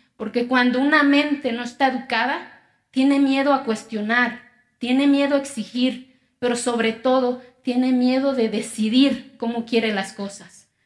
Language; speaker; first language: Spanish; non-native, local second language; Zapotec